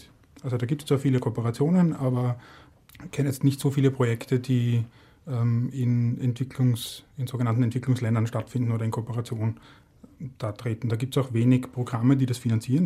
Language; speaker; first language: German; native; German